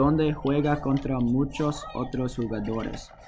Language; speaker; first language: Spanish; non-native, learner; English